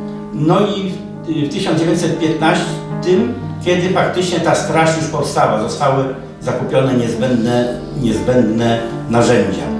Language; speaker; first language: Polish; native; Polish